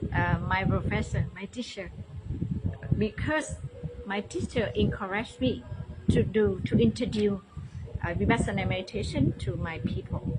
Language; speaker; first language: English; non-native, learner; Vietnamese